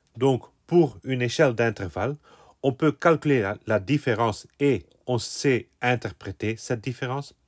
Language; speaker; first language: French; non-native, local second language; Dutch